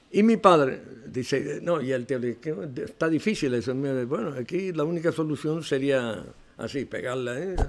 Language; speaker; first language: Spanish; non-native, local second language; Catalan